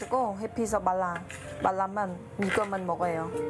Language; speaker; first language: Korean; non-native, learner; Khmer